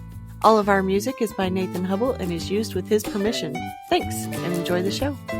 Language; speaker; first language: English; native; English